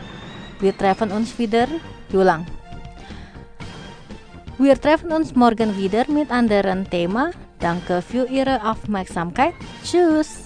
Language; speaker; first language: German; non-native, fluent; Indonesian